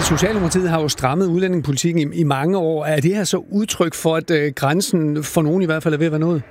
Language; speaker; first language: Danish; native; Danish